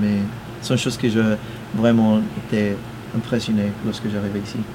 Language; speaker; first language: French; non-native, fluent; Spanish